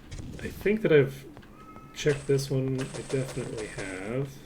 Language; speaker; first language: English; native; English